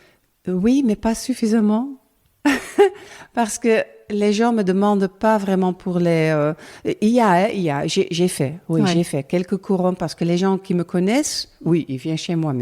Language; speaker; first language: French; non-native, learner; Dutch